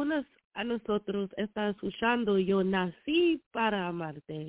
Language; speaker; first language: Spanish; non-native, learner; English